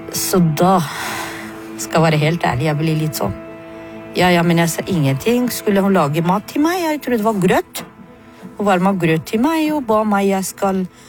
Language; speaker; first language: Norwegian; non-native, fluent; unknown